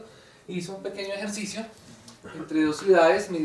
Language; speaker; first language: Spanish; native; Spanish